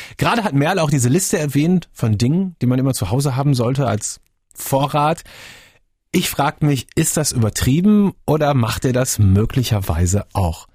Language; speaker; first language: German; native; German